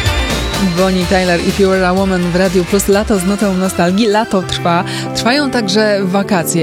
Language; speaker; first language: Polish; native; Polish